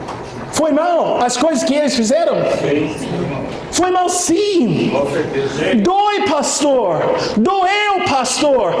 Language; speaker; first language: Portuguese; non-native, fluent; English